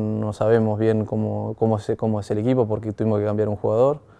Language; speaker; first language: Spanish; native; Spanish